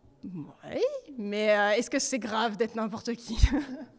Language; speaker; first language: French; native; French